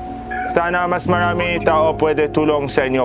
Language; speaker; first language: Filipino; non-native, learner; Arabic